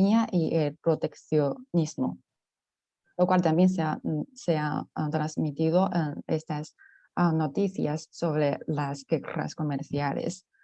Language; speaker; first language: Spanish; non-native, fluent; Chinese